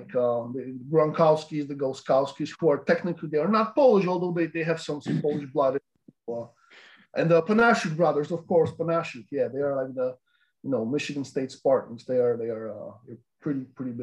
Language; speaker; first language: English; non-native, fluent; Polish